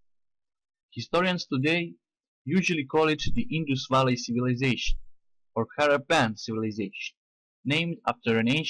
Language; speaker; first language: English; non-native, fluent; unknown